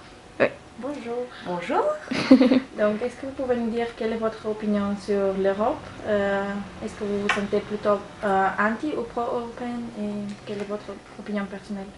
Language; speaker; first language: French; non-native, fluent; Spanish